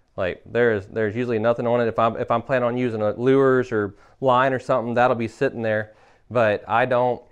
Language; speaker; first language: English; native; English